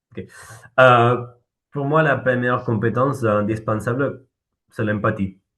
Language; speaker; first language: French; non-native, fluent; Spanish